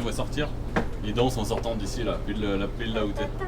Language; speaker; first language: French; native; French